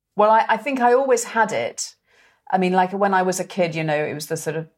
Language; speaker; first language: English; native; English